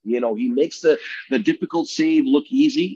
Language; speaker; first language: English; native; English